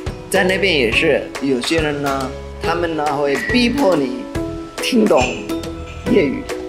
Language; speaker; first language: Chinese; non-native, fluent; Hindi